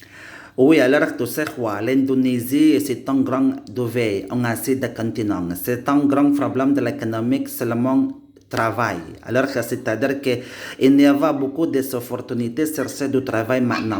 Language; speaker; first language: French; non-native, learner; Indonesian